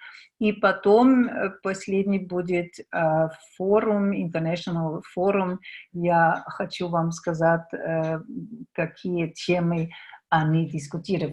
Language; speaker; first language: Russian; non-native, fluent; German